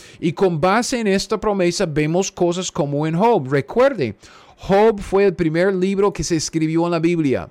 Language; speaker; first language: Spanish; non-native, fluent; English